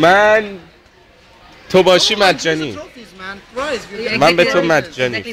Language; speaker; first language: Persian; non-native, learner; Chinese